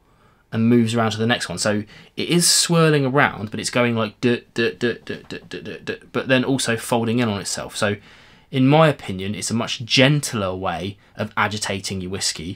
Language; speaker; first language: English; native; English